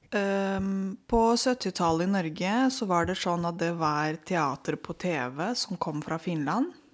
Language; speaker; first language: Norwegian; non-native, fluent; Romanian